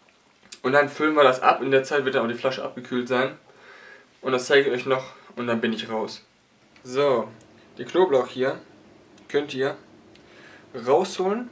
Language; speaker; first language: German; native; German